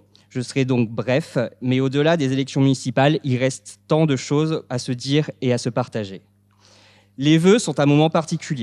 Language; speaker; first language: French; native; French